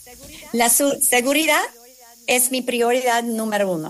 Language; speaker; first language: Spanish; non-native, fluent; English